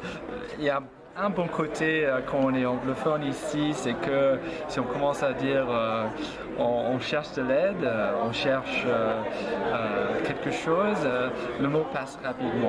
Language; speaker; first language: French; non-native, fluent; English